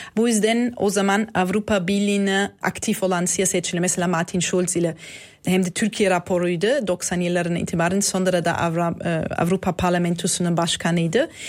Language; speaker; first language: Turkish; non-native, fluent; German